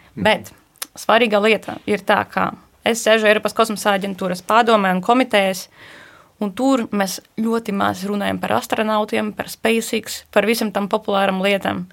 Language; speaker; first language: Latvian; non-native, fluent; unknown